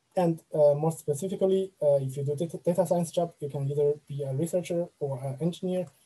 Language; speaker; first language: English; non-native, fluent; Chinese